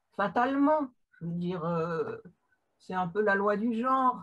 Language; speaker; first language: French; native; French